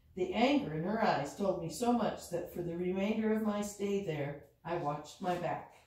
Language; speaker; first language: English; native; English